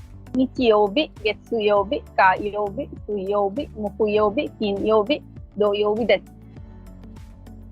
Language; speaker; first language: Japanese; non-native, learner; Bangla